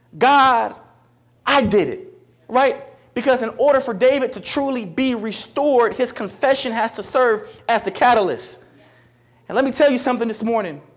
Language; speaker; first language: English; native; English